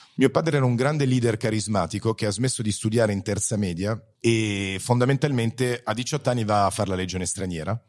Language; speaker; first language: Italian; early bilingual, heritage; Italian